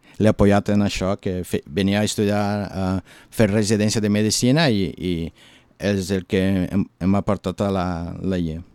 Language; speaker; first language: Catalan; non-native, learner; Portuguese